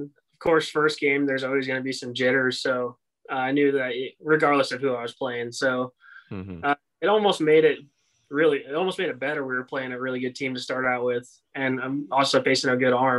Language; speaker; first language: English; native; English